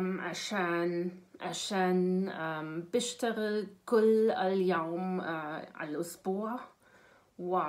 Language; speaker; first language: Arabic; non-native, learner; German